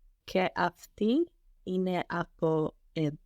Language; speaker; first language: Greek; non-native, learner; English